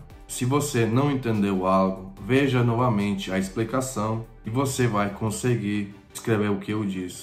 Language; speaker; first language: Portuguese; non-native, fluent; Croatian